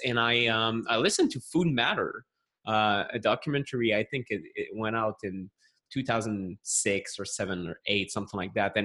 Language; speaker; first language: English; non-native, fluent; French